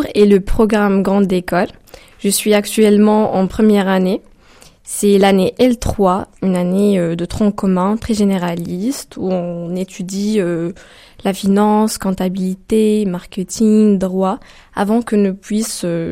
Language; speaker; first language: French; non-native, local second language; Arabic